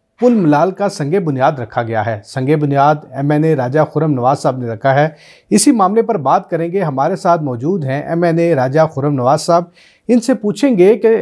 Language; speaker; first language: Urdu; native; Urdu